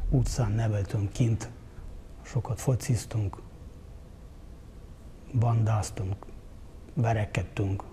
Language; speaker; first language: Hungarian; non-native, fluent; Ukrainian